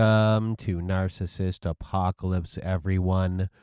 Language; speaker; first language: English; native; English